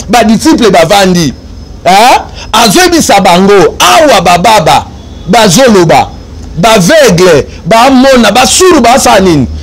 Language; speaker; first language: Lingala; non-native, local second language; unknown